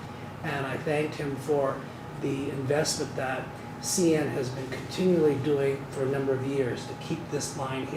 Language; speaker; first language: English; native; English